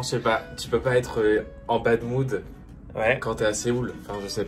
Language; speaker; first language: French; native; French